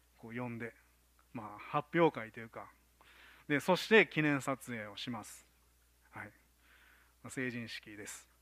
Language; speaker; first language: Japanese; native; Japanese